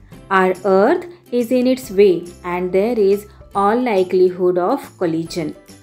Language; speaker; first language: English; non-native, local second language; Marathi